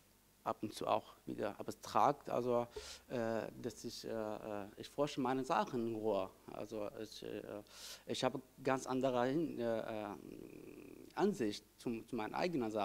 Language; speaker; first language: German; non-native, fluent; Kurdish